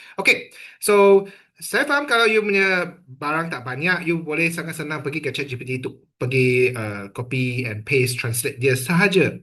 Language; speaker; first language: Malay; non-native, local second language; Chinese